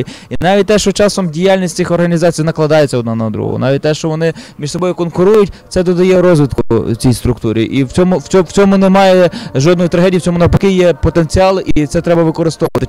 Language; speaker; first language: Ukrainian; native; Ukrainian